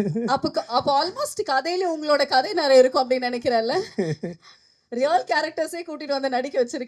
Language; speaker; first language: Tamil; native; Tamil